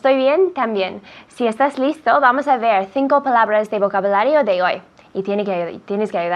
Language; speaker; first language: Spanish; non-native, fluent; English